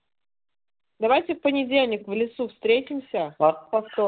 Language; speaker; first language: Russian; native; Russian